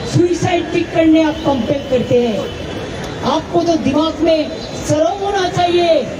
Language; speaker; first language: Hindi; non-native, local second language; Bangla